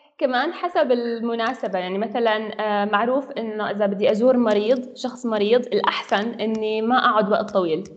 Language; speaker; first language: Arabic; native; Arabic